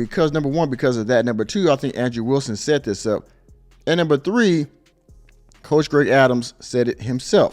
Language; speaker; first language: English; native; English